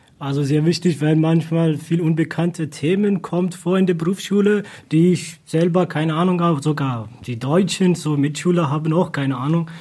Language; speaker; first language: German; non-native, learner; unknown